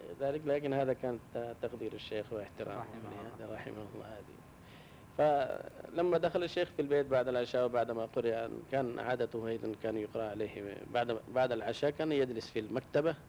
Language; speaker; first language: Arabic; non-native, local second language; Urdu